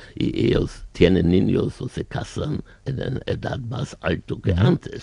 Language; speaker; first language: Spanish; non-native, learner; German